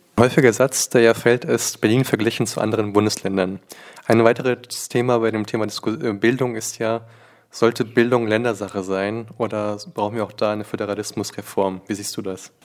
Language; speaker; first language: German; early bilingual, other home language; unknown